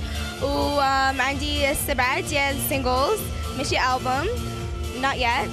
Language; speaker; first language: Arabic; early bilingual, heritage; Arabic